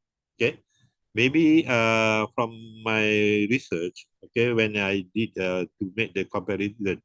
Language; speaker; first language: English; non-native, local second language; Malay